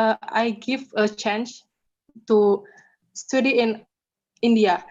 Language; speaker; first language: English; non-native, learner; Indonesian